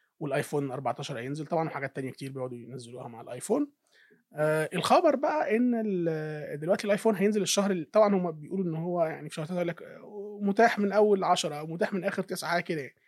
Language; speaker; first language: Arabic; native; Arabic